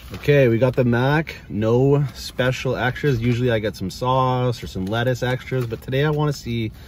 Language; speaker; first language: English; native; English